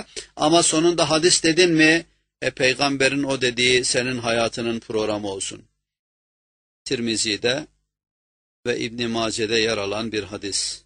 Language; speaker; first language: Turkish; native; Turkish